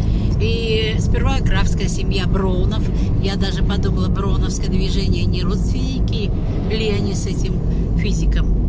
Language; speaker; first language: Russian; native; Russian